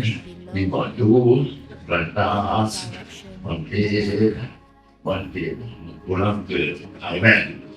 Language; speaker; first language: Indonesian; non-native, learner; Thai